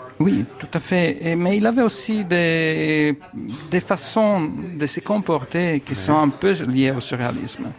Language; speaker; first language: French; non-native, fluent; Italian